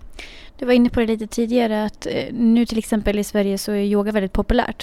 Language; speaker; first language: Swedish; native; Swedish